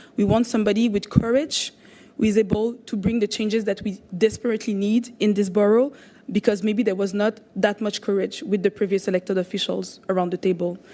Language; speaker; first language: English; non-native, local second language; French